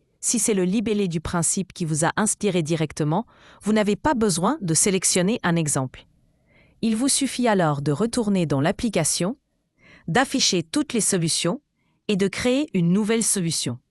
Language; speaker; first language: French; native; French